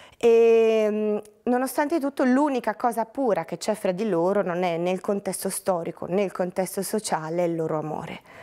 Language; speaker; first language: Italian; native; Italian